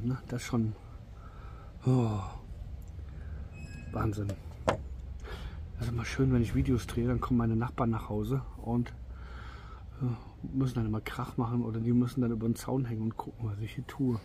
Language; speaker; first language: German; native; German